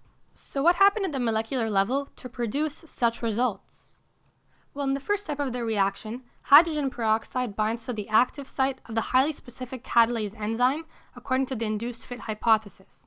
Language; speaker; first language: English; native; English